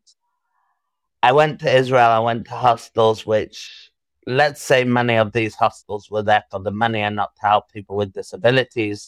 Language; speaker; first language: English; native; English